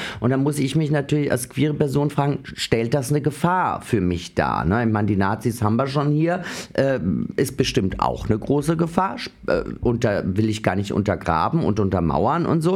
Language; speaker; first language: German; native; German